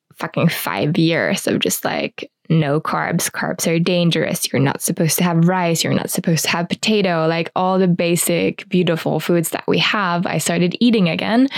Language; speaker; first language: English; non-native, fluent; Finnish